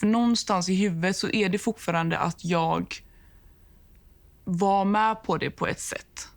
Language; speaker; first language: Swedish; native; Swedish